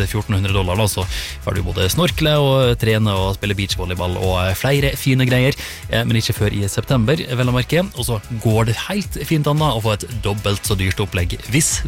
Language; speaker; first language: Norwegian; native; Norwegian